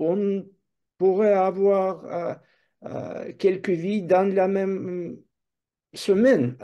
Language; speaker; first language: French; non-native, fluent; Russian